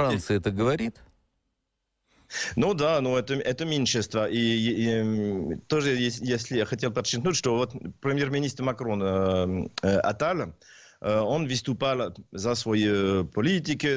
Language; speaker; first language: Russian; non-native, learner; French